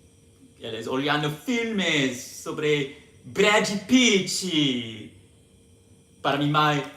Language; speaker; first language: Portuguese; non-native, learner; English